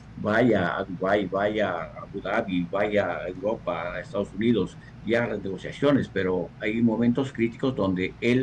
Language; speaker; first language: Spanish; native; Spanish